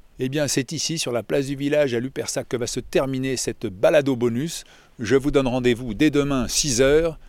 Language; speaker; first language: French; native; French